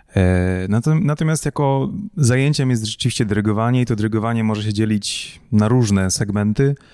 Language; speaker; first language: Polish; native; Polish